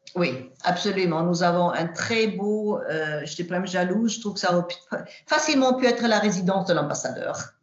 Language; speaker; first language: French; non-native, fluent; Swedish